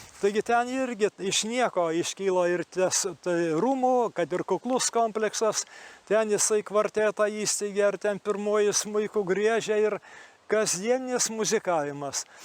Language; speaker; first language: Lithuanian; native; Lithuanian